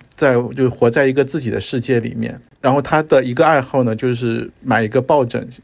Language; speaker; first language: Chinese; native; Chinese